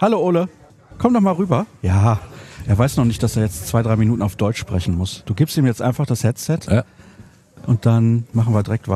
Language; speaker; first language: German; native; German